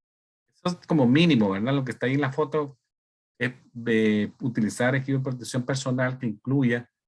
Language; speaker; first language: Spanish; native; Spanish